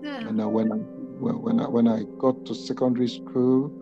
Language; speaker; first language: English; non-native, local second language; Yoruba